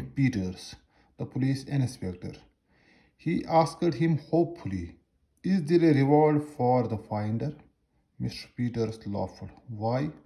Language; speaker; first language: English; non-native, local second language; Urdu